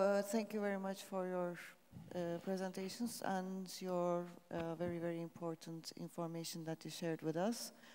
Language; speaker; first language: English; non-native, fluent; Turkish